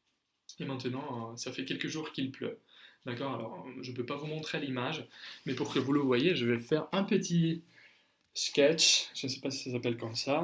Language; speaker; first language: French; non-native, fluent; Spanish